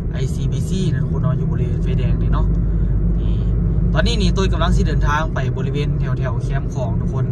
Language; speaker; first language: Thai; non-native, local second language; Northeastern Thai